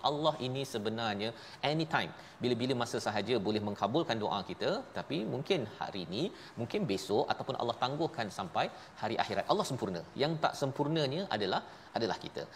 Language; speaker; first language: Malay; native; Malay